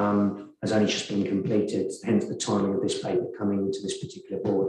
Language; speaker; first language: English; native; English